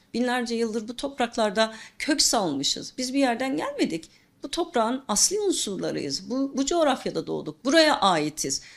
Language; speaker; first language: Turkish; non-native, local second language; Kurdish